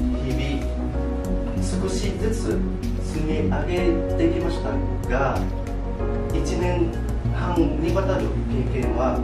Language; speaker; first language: Japanese; non-native, fluent; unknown